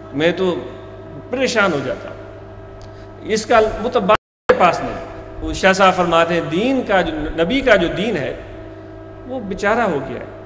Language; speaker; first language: Urdu; non-native, local second language; Sindhi